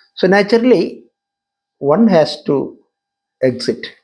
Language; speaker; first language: English; non-native, local second language; Malayalam